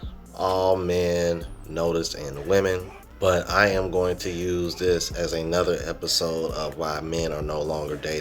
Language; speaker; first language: English; native; English